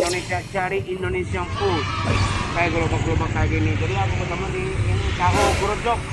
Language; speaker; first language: Indonesian; non-native, learner; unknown